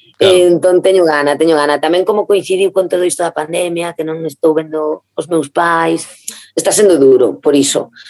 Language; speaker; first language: Galician; native; Galician